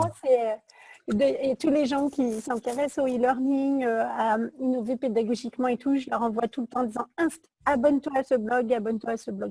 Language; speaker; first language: French; native; French